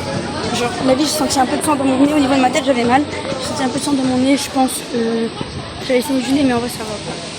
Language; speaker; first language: French; native; French